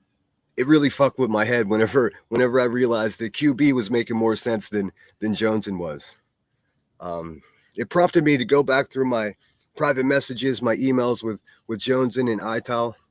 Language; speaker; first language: English; native; English